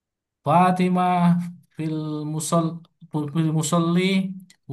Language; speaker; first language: Arabic; non-native, learner; Indonesian